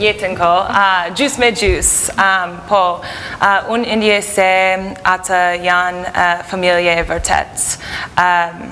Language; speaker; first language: Albanian; non-native, learner; English